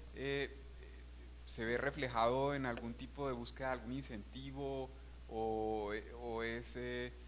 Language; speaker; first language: Spanish; native; Spanish